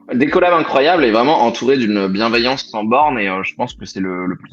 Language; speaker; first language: French; native; French